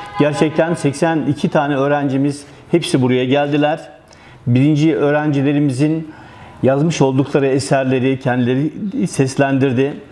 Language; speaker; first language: Turkish; native; Turkish